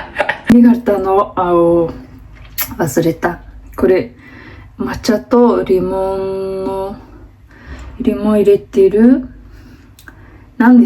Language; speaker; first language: Japanese; non-native, fluent; Mongolian